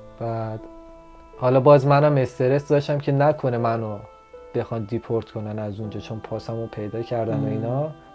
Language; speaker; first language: Persian; native; Persian